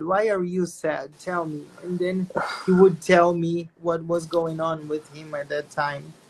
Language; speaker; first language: English; non-native, fluent; Portuguese